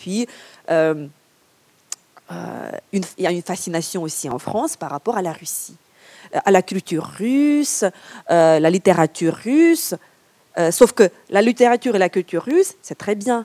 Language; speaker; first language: French; non-native, fluent; Ukrainian